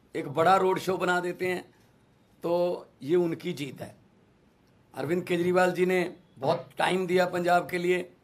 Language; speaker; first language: Hindi; non-native, local second language; Punjabi